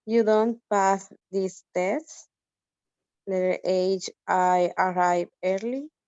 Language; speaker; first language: English; non-native, learner; Spanish